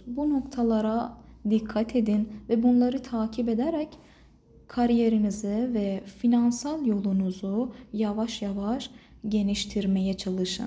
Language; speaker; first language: Turkish; non-native, fluent; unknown